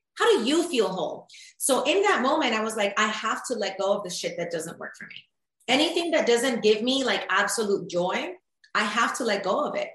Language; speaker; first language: English; early bilingual, other home language; Spanish